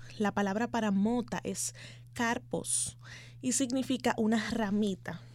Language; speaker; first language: Spanish; native; Spanish